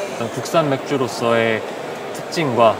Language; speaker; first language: Korean; native; Korean